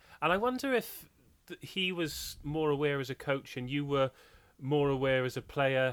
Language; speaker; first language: English; native; English